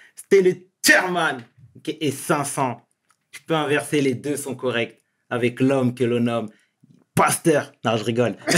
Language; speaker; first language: French; native; French